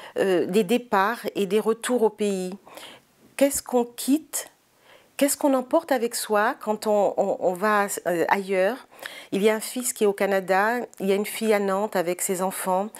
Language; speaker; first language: French; native; French